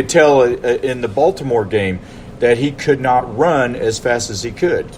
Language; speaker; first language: English; native; English